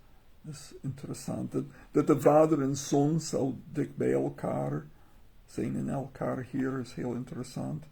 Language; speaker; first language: Dutch; non-native, learner; English